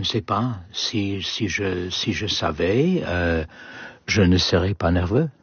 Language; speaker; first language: French; non-native, learner; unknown